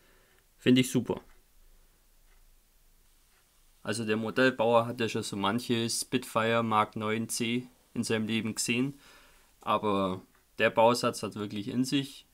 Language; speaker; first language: German; native; German